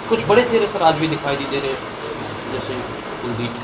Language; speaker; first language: Hindi; native; Hindi